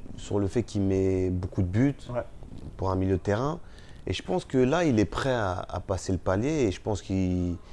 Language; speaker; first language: French; early bilingual, other home language; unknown